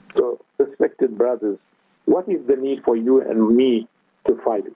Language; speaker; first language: English; native; English